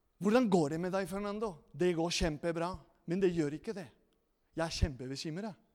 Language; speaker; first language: Norwegian; non-native, fluent; Spanish